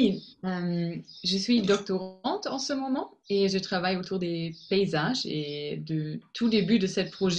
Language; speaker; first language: French; non-native, fluent; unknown